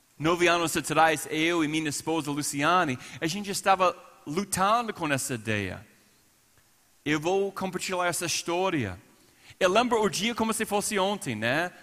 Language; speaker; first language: Portuguese; non-native, fluent; English